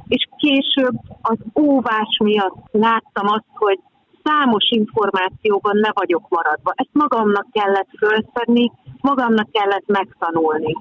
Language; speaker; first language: Hungarian; native; Hungarian